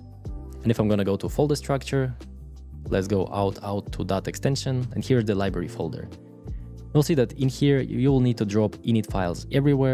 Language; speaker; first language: English; non-native, fluent; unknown